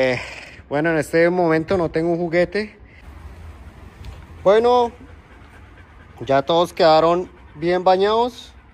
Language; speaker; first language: Spanish; native; Spanish